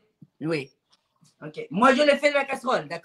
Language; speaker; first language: French; non-native, fluent; Spanish